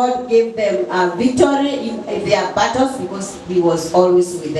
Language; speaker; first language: English; non-native, fluent; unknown